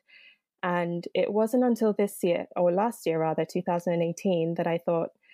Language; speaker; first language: English; non-native, local second language; Yoruba